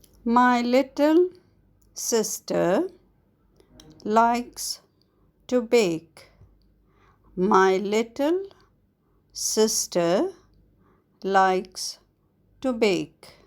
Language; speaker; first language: English; non-native, fluent; Arabic